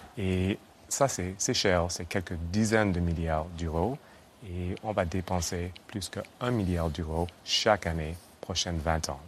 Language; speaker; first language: French; non-native, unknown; English